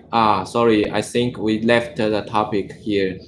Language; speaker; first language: English; non-native, learner; Chinese